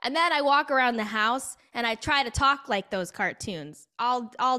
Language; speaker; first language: English; native; English